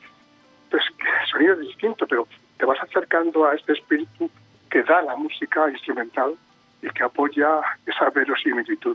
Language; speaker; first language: Spanish; native; Spanish